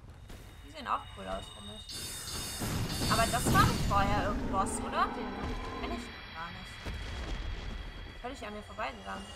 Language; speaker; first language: German; native; German